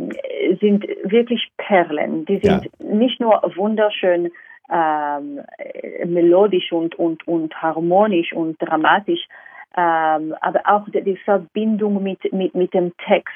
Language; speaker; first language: German; non-native, fluent; Hebrew